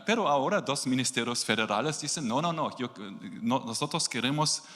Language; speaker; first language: Spanish; non-native, learner; German